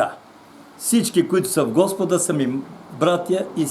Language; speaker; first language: Bulgarian; native; Bulgarian